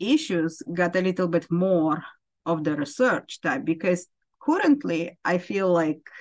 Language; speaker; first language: English; non-native, fluent; Ukrainian